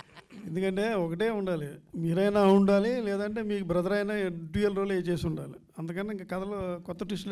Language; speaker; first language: Telugu; native; Telugu